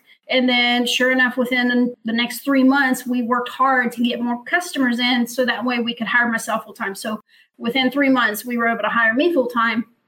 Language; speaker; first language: English; early bilingual, other home language; Spanish